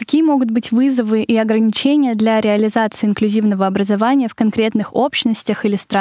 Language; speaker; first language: Russian; native; Russian